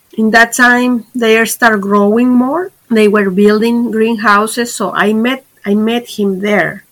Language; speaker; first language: English; non-native, fluent; Spanish